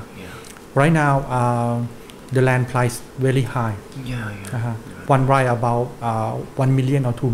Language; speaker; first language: English; non-native, learner; Thai